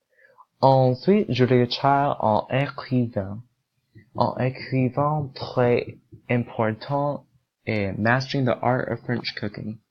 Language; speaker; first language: French; non-native, learner; English